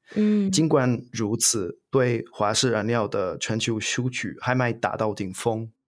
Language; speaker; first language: Chinese; non-native, fluent; English